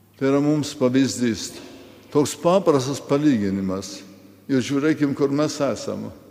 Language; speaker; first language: Lithuanian; early bilingual, heritage; Lithuanian